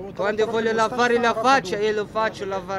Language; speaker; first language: Italian; non-native, learner; Arabic